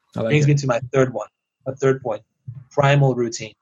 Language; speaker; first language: English; early bilingual, other home language; Persian